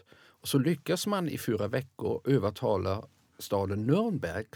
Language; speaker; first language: Swedish; non-native, fluent; German